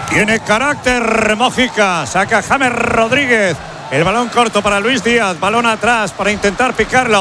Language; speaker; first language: Spanish; native; Spanish